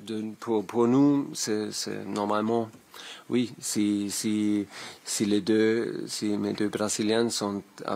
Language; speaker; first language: French; non-native, learner; German